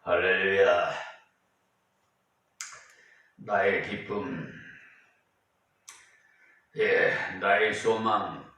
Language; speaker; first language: Korean; native; Korean